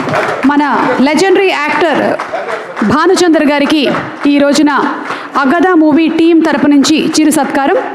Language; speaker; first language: Telugu; native; Telugu